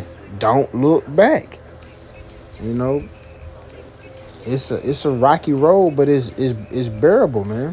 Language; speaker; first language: English; native; English